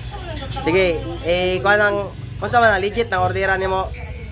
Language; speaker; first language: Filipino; non-native, local second language; Cebuano